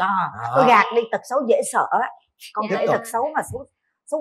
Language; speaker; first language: Vietnamese; native; Vietnamese